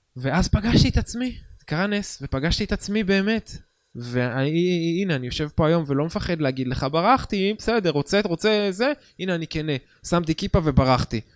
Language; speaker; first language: Hebrew; native; Hebrew